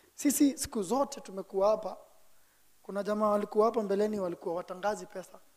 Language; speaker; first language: Swahili; non-native, local second language; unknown